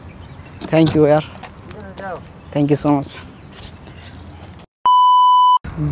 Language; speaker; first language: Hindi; non-native, learner; Bangla